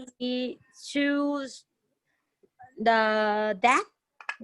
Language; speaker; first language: English; non-native, learner; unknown